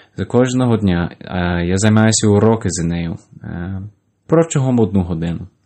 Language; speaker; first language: Ukrainian; non-native, learner; English